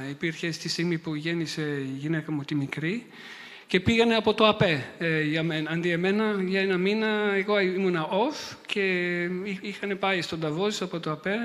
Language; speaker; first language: Greek; non-native, fluent; Italian